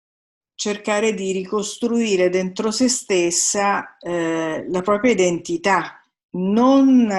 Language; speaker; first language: Italian; native; Italian